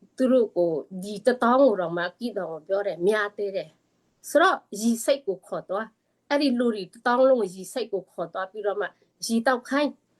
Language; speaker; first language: Burmese; non-native, local second language; Tedim Chin